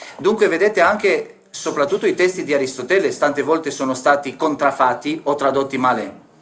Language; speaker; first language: Italian; non-native, fluent; Romanian